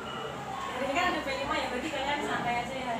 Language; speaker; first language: Indonesian; native; Indonesian